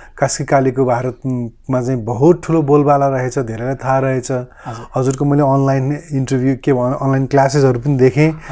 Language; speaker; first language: Nepali; native; Nepali